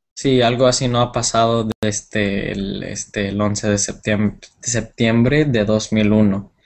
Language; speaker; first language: Spanish; non-native, fluent; English